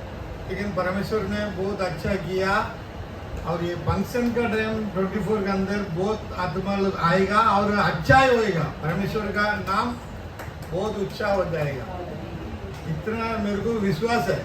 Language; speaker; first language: Hindi; non-native, local second language; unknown